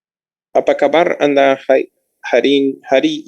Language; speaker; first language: Indonesian; non-native, learner; English